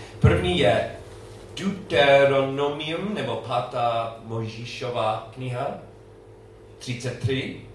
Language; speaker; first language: Czech; non-native, learner; English